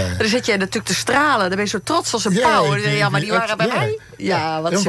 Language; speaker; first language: Dutch; native; Dutch